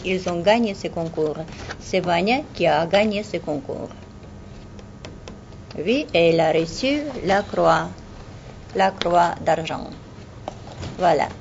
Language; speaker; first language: French; non-native, fluent; Russian